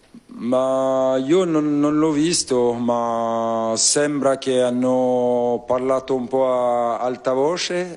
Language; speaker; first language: Italian; non-native, fluent; French